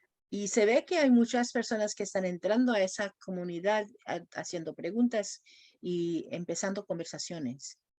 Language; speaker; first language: Spanish; non-native, fluent; English